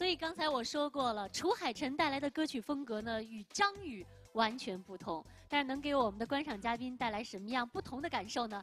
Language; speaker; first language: Chinese; native; Chinese